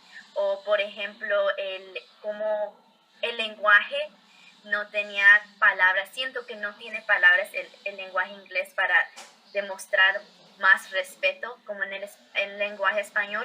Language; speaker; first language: Spanish; early bilingual, heritage; Spanish